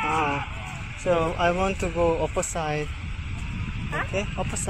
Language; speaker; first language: English; non-native, learner; Korean